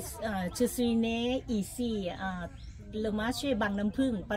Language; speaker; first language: French; non-native, fluent; Thai